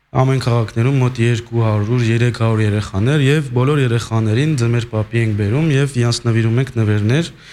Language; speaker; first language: Armenian; early bilingual, heritage; Armenian